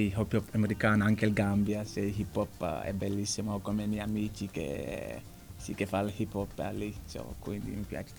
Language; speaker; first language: Italian; non-native, learner; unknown